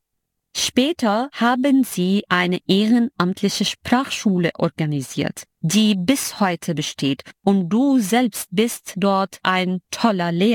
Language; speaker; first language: German; non-native, fluent; Arabic